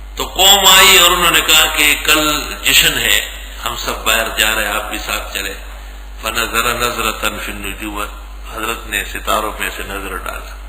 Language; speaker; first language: Urdu; non-native, local second language; Pashto